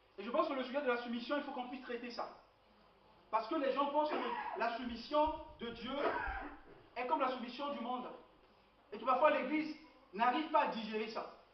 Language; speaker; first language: French; non-native, local second language; Lingala